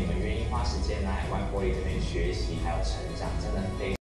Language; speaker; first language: Chinese; native; Chinese